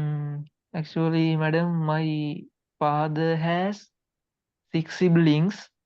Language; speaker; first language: English; non-native, learner; Sinhala